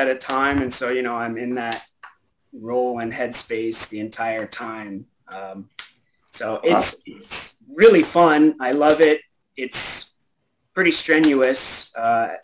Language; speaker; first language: English; native; English